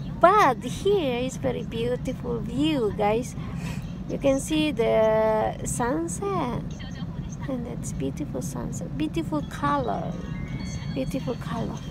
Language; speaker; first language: English; non-native, fluent; Indonesian